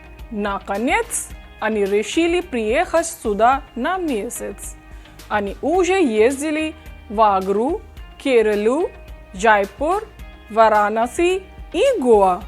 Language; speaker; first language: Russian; non-native, fluent; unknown